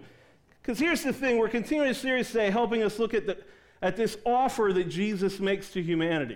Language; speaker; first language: English; native; English